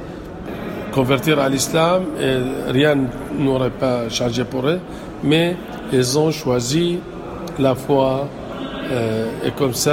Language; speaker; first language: French; non-native, local second language; Arabic